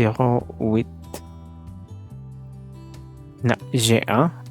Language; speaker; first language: French; non-native, learner; Spanish